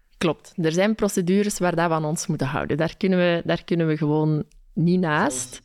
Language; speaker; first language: Dutch; native; Dutch